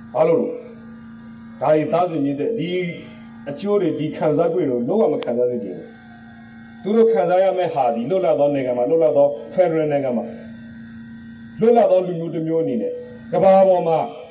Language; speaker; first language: Burmese; non-native, local second language; S'gaw Karen